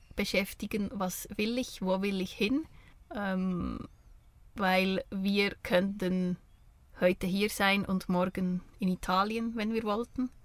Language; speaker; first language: German; native; German